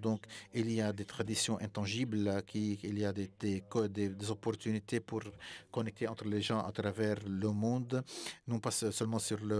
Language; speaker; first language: French; non-native, fluent; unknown